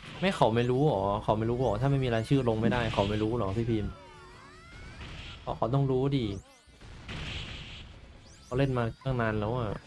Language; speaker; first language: Thai; native; Thai